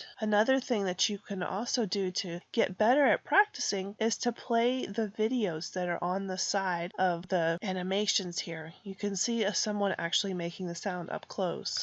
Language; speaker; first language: English; native; English